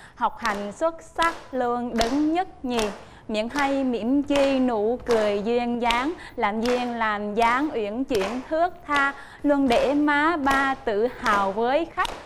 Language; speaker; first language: Vietnamese; native; Vietnamese